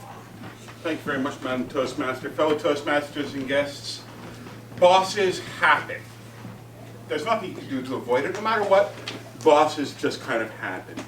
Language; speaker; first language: English; native; English